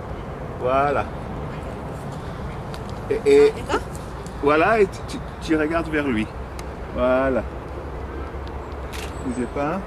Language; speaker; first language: French; native; French